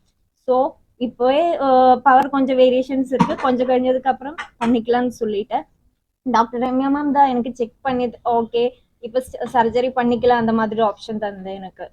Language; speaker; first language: Tamil; non-native, learner; Malayalam